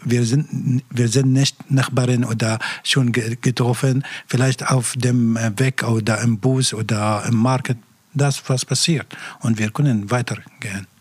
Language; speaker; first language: German; non-native, learner; Arabic